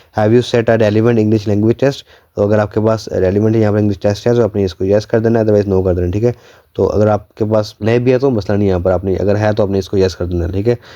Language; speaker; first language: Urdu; non-native, local second language; Punjabi